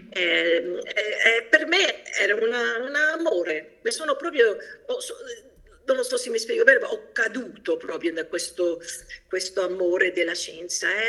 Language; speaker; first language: Italian; early bilingual, heritage; Italian